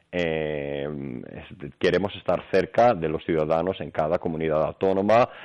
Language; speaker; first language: Spanish; non-native, fluent; Greek